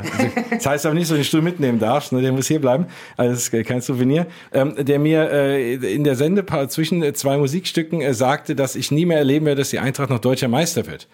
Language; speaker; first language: German; native; German